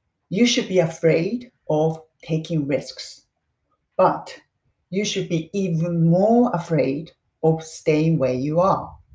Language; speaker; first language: English; non-native, fluent; Japanese